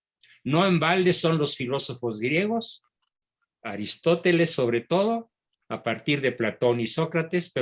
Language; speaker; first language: Spanish; native; Spanish